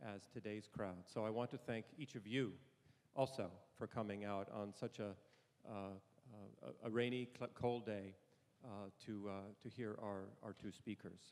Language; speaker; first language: English; native; English